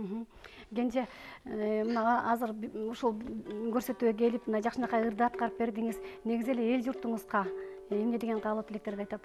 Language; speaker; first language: Kyrgyz; native; Kyrgyz